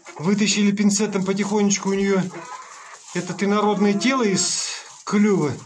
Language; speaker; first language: Russian; native; Russian